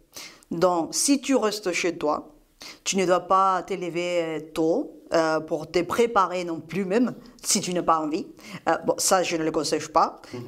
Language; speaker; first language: French; non-native, fluent; Spanish